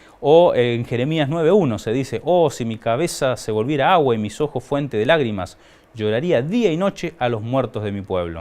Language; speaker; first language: Spanish; native; Spanish